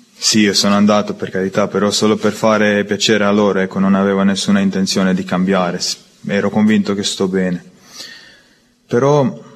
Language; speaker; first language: Italian; non-native, learner; Croatian